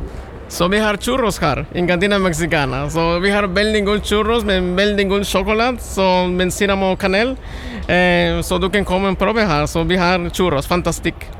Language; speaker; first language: Norwegian; non-native, fluent; Spanish